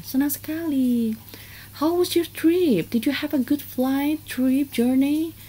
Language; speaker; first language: English; non-native, fluent; Indonesian